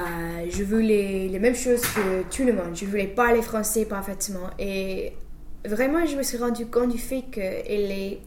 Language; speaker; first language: French; non-native, fluent; English